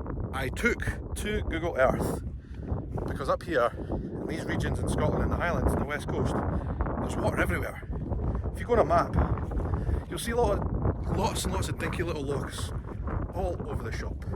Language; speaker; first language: English; native; English